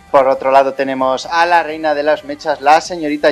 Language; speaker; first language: Spanish; native; Spanish